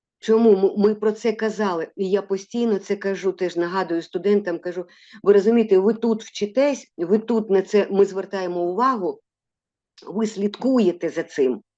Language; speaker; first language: Ukrainian; non-native, local second language; Russian